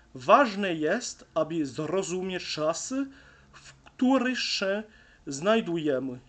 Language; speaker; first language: Polish; non-native, learner; French